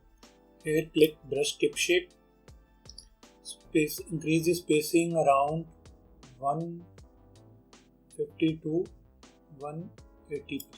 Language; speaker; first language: English; non-native, local second language; Hindi